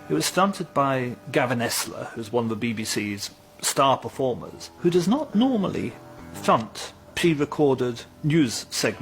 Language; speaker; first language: English; native; English